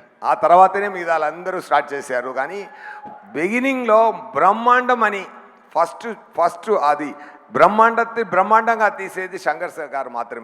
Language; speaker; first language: Telugu; non-native, learner; Tamil